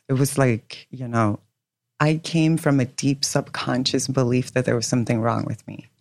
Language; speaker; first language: English; non-native, fluent; Swedish